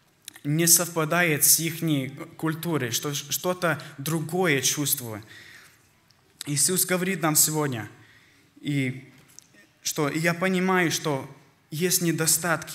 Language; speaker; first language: Russian; early bilingual, heritage; Russian